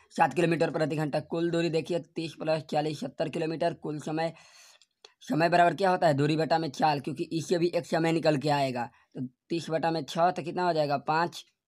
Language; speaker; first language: Hindi; native; Hindi